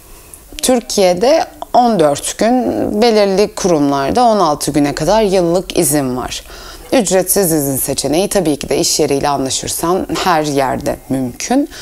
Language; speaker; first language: Turkish; early bilingual, heritage; Turkish